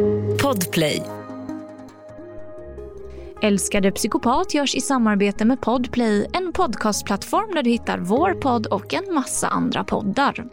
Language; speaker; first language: Swedish; native; Swedish